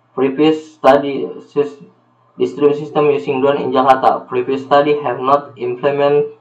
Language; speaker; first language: English; non-native, learner; Indonesian